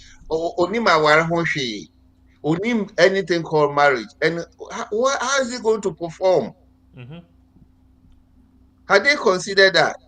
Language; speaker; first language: English; non-native, local second language; Akan